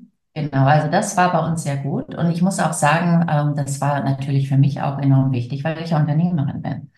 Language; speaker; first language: German; native; German